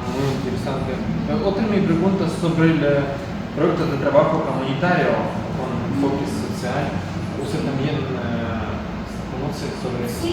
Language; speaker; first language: Spanish; non-native, learner; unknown